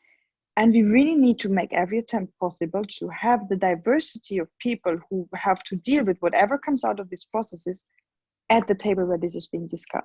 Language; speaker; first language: English; non-native, fluent; German